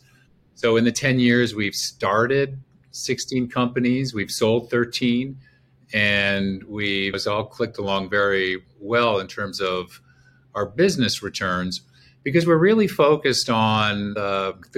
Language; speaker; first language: English; native; English